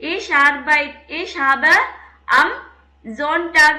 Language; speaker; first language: German; non-native, fluent; Tamil